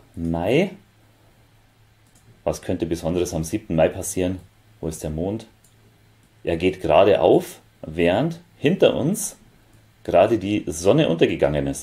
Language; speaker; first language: German; native; German